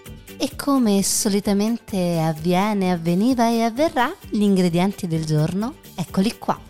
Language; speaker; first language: Italian; native; Italian